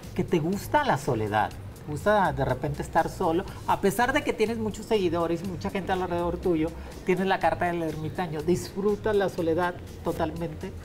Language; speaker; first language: Spanish; native; Spanish